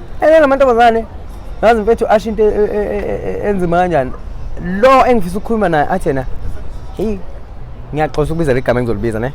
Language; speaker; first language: Zulu; native; Zulu